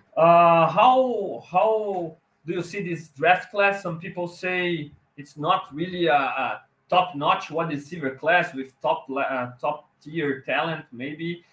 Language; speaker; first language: English; non-native, fluent; Portuguese